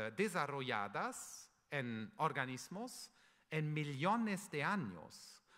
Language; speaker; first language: Spanish; non-native, fluent; German